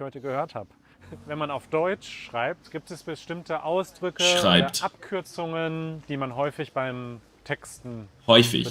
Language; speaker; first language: German; native; German